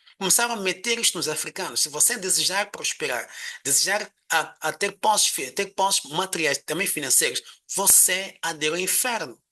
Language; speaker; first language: Portuguese; non-native, local second language; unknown